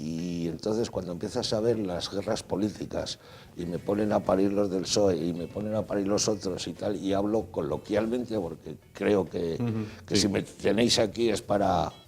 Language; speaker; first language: Spanish; native; Spanish